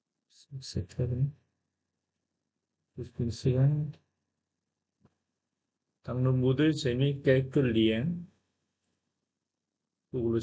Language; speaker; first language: French; non-native, fluent; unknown